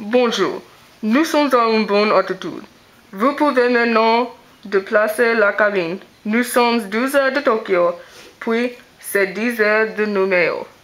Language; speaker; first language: French; non-native, learner; English